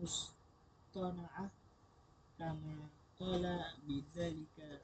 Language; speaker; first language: Arabic; non-native, learner; Indonesian